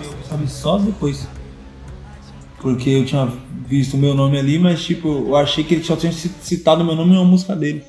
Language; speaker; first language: Portuguese; native; Portuguese